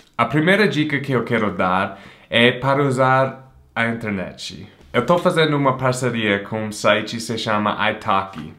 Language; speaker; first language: Portuguese; non-native, fluent; English